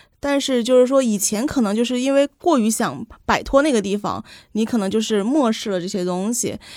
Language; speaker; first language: Chinese; native; Chinese